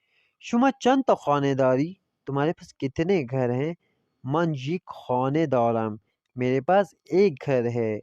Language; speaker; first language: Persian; non-native, fluent; Urdu